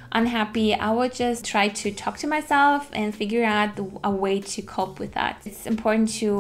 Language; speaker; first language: English; non-native, fluent; German